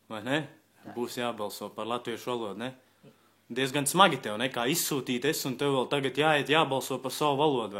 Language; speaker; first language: Latvian; native; Latvian